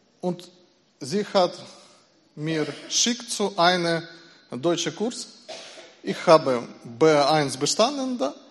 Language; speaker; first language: German; non-native, learner; Ukrainian